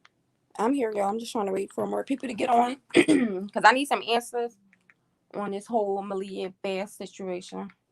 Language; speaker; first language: English; native; English